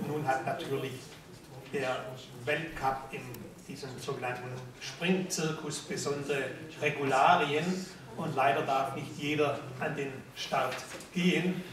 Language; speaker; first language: German; native; German